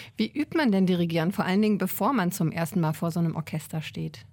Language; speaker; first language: German; native; German